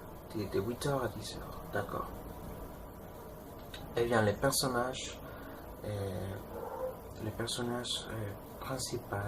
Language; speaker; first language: French; non-native, learner; Spanish